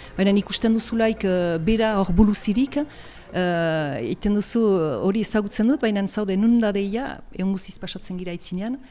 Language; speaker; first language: Basque; native; Basque